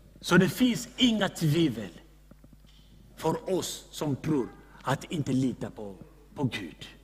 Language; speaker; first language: Swedish; non-native, fluent; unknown